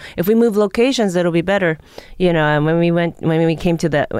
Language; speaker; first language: English; early bilingual, other home language; Japanese